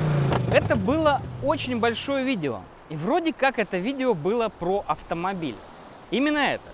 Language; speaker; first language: Russian; native; Russian